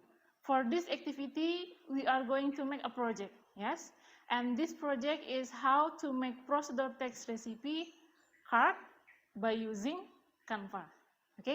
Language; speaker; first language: English; non-native, learner; Indonesian